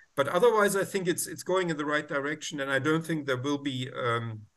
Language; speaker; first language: English; non-native, fluent; German